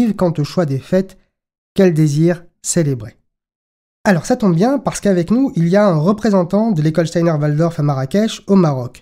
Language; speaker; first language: French; native; French